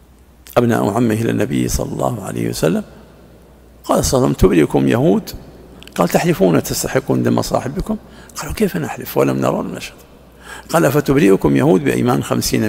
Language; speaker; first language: Arabic; native; Arabic